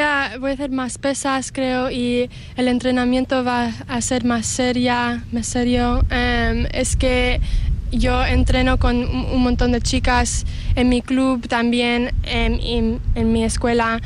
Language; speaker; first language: Spanish; early bilingual, heritage; Spanish